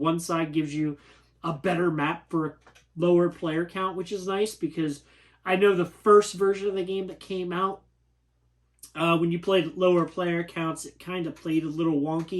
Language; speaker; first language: English; native; English